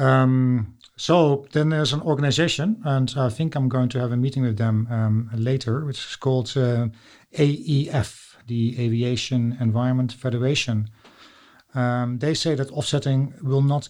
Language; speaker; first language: English; non-native, fluent; Dutch